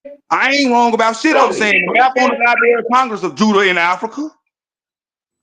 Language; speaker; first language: English; native; English